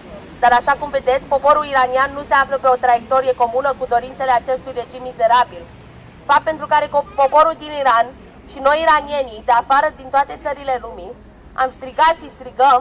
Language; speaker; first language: Romanian; non-native, fluent; Persian